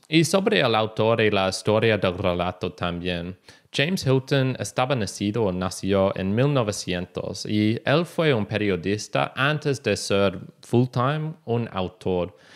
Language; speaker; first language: Spanish; non-native, learner; English